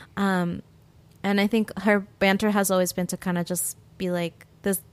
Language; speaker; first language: English; early bilingual, other home language; Spanish